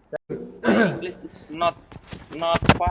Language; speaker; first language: English; non-native, learner; Indonesian